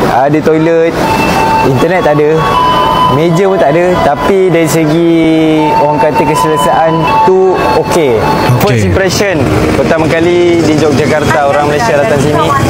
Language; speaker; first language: Malay; native; Malay